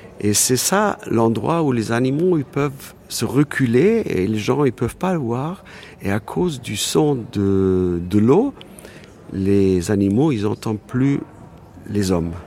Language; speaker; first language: French; non-native, fluent; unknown